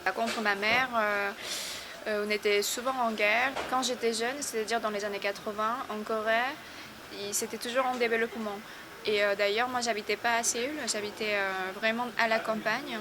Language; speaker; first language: French; non-native, fluent; Korean